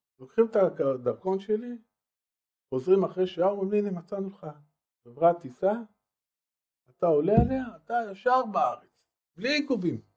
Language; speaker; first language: Hebrew; non-native, fluent; French